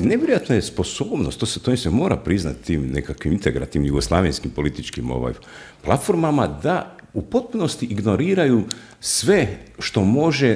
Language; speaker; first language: Croatian; native; Croatian